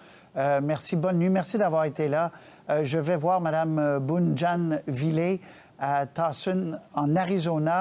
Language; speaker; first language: French; native; French